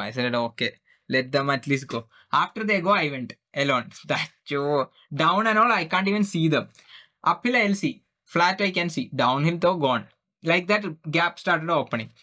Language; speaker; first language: English; non-native, local second language; Malayalam